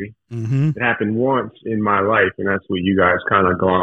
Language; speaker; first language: English; native; English